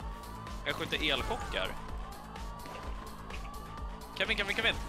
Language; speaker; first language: Swedish; native; Swedish